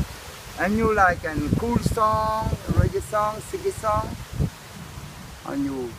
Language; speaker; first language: English; non-native, learner; Morisyen